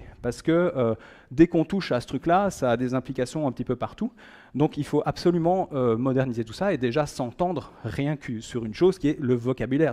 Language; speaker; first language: French; native; French